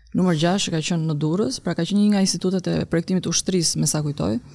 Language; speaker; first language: Albanian; native; Albanian